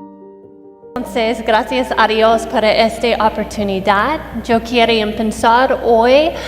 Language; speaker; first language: Spanish; non-native, fluent; English